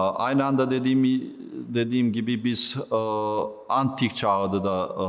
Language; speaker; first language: Turkish; non-native, fluent; Serbian